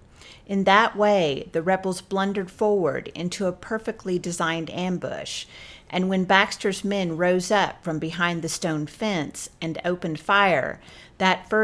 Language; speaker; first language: English; native; English